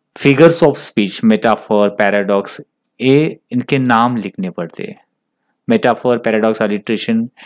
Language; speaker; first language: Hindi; non-native, local second language; Marathi